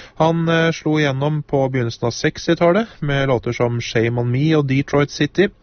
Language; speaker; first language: Norwegian; native; Norwegian